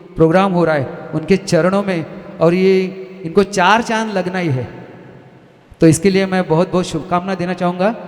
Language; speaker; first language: Hindi; non-native, local second language; Marathi